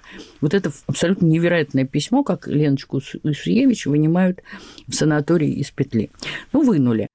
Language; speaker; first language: Russian; native; Russian